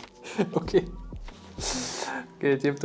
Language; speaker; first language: Vietnamese; non-native, learner; English